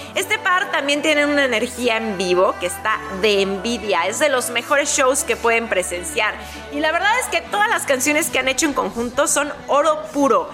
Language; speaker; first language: Spanish; native; Spanish